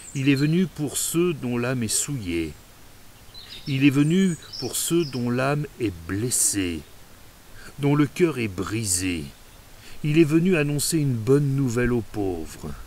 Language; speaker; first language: French; native; French